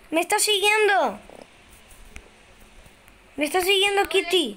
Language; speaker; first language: Spanish; native; Spanish